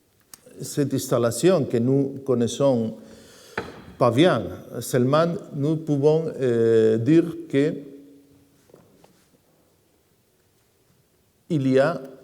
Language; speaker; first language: French; non-native, fluent; Spanish